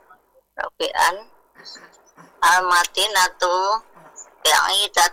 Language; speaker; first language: Arabic; non-native, learner; Indonesian